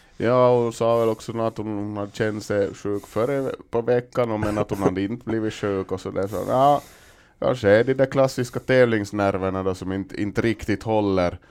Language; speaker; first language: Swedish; native; Swedish